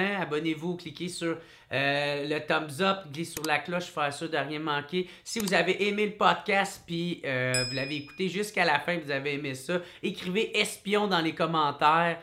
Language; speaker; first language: French; native; French